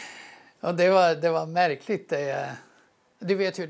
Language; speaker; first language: Swedish; non-native, fluent; Croatian